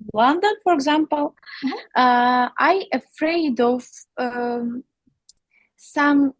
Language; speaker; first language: English; non-native, learner; Russian